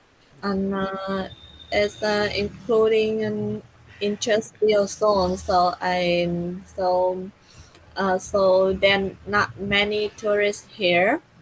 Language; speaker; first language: English; non-native, learner; Vietnamese